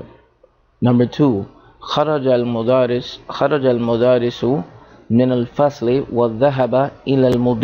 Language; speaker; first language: Arabic; non-native, fluent; English